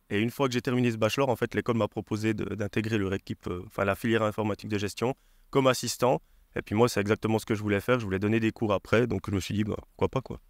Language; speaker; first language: French; native; French